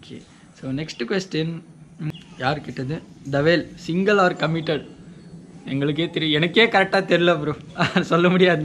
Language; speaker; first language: Tamil; non-native, local second language; Hindi